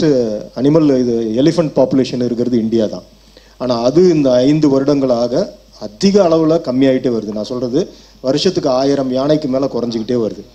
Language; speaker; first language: Tamil; native; Tamil